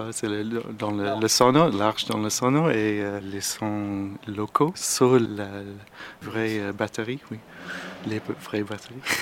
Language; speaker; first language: French; non-native, learner; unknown